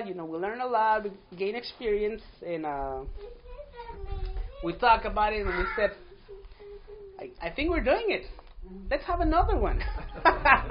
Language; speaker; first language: English; non-native, fluent; Spanish